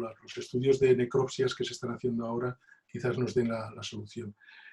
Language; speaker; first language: Spanish; native; Spanish